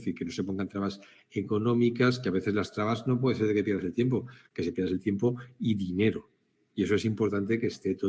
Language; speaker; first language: Spanish; native; Spanish